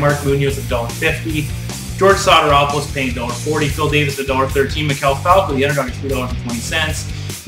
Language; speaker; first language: English; native; English